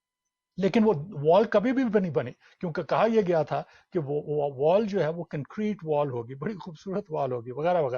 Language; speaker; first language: Urdu; native; Urdu